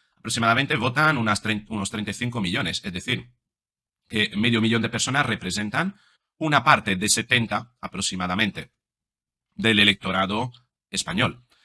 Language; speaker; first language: Spanish; non-native, fluent; Italian